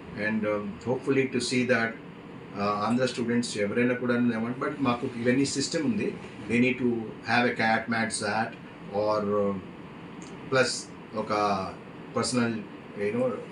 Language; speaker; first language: English; non-native, local second language; Telugu